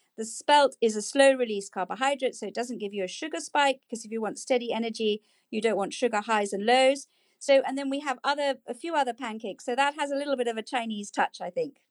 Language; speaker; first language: English; native; English